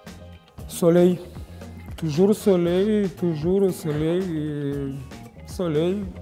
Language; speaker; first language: French; non-native, learner; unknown